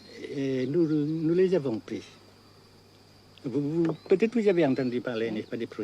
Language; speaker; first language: French; non-native, fluent; Vietnamese